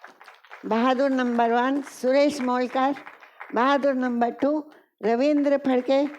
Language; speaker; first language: Hindi; native; Hindi